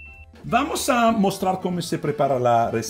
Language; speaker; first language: Spanish; non-native, learner; Italian